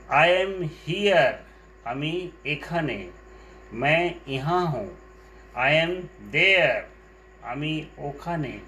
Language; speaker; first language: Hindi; non-native, local second language; Bangla